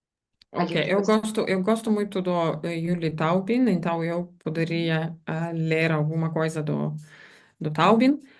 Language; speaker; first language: Portuguese; non-native, fluent; Belarusian